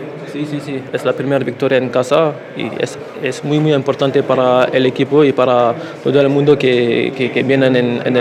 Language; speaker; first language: Spanish; non-native, learner; French